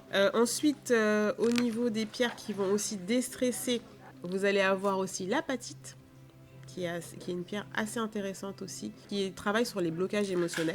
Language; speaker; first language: French; native; French